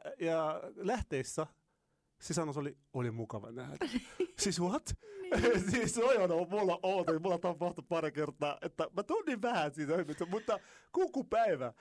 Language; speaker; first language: Finnish; non-native, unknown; Arabic